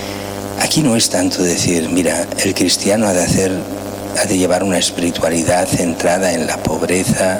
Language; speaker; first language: Spanish; native; Spanish